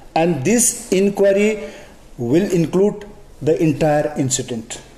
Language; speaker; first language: English; non-native, local second language; Nepali